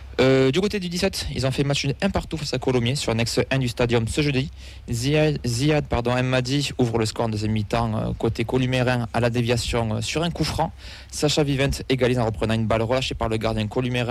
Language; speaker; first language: French; native; French